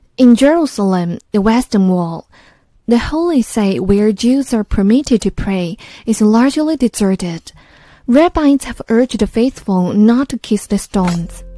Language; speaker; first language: English; non-native, fluent; Chinese